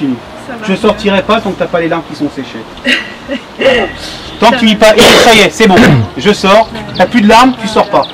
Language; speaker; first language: French; native; French